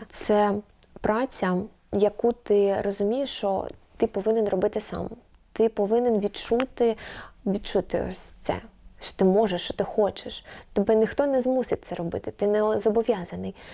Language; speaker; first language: Ukrainian; non-native, local second language; Russian